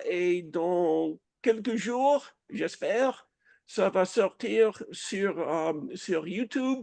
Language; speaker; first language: French; non-native, fluent; English